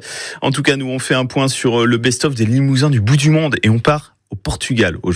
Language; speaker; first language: French; native; French